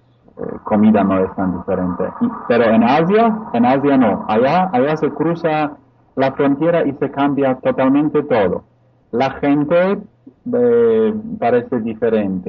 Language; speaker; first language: Spanish; non-native, fluent; Polish